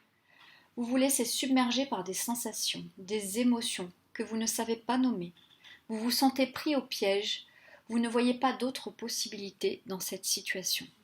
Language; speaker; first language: French; native; French